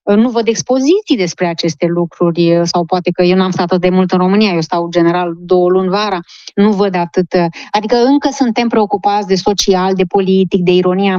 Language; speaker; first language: Romanian; native; Romanian